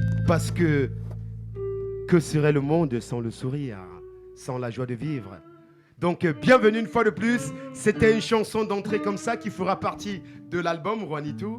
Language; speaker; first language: French; native; French